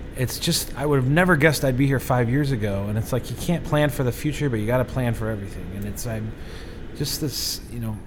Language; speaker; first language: English; native; English